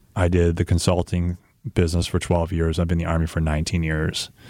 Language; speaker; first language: English; native; English